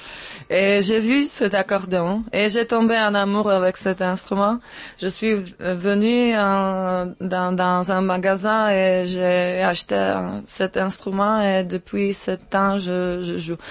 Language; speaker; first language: French; non-native, learner; Czech